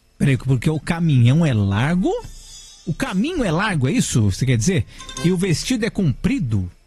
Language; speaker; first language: Portuguese; native; Portuguese